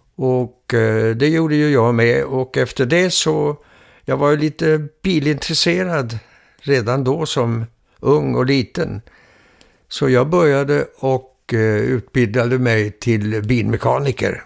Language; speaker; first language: Swedish; early bilingual, heritage; Swedish